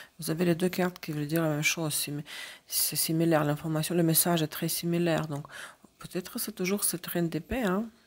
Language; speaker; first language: French; non-native, fluent; Russian